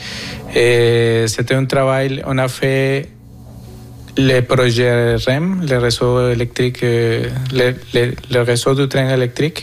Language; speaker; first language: French; non-native, fluent; Spanish